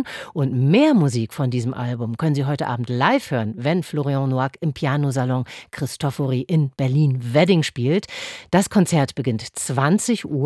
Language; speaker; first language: German; native; German